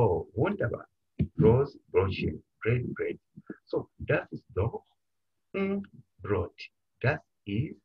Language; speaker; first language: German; non-native, fluent; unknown